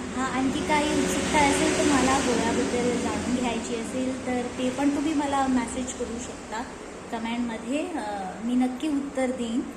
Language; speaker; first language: Marathi; non-native, local second language; Konkani